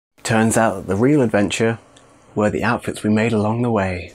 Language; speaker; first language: English; native; English